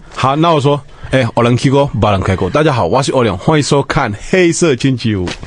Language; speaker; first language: Chinese; non-native, fluent; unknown